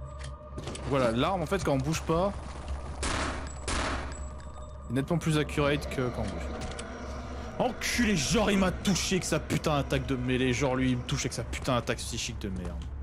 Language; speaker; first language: French; native; French